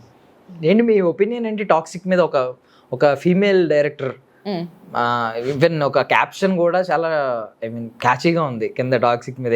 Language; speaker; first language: Telugu; native; Telugu